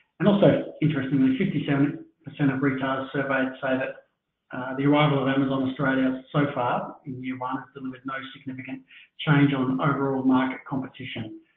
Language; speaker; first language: English; native; English